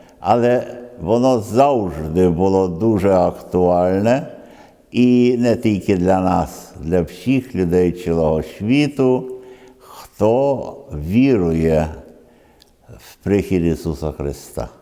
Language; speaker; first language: Ukrainian; early bilingual, other home language; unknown